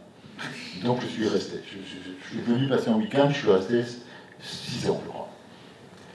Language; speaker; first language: French; native; French